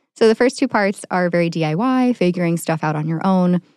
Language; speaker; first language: English; native; English